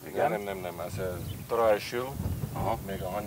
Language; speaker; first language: Hungarian; non-native, learner; Afrikaans